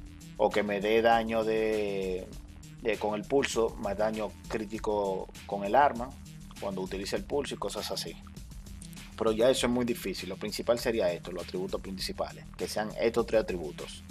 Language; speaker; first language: Spanish; native; Spanish